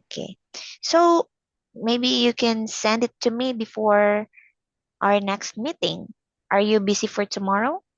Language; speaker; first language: English; non-native, fluent; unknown